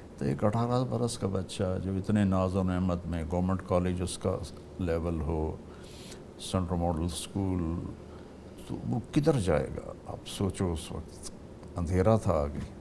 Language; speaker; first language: Urdu; non-native, local second language; Punjabi